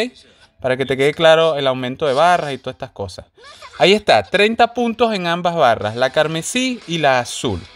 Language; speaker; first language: Spanish; native; Spanish